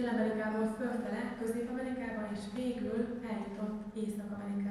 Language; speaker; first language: Hungarian; native; Hungarian